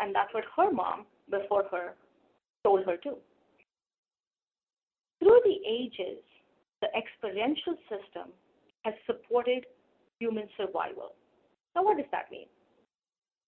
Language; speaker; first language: English; non-native, local second language; Hindi